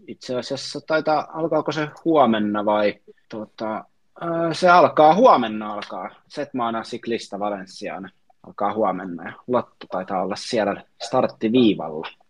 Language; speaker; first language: Finnish; native; Finnish